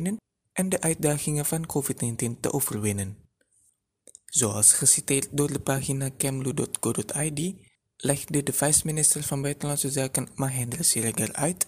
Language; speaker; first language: Dutch; non-native, fluent; Indonesian